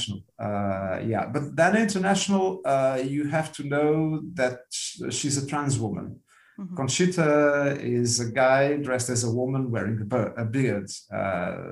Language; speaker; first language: English; non-native, fluent; Portuguese